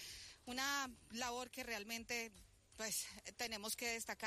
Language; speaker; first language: Spanish; native; Spanish